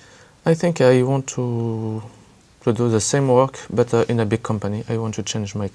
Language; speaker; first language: English; non-native, learner; French